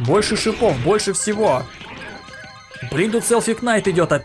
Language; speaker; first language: Russian; native; Russian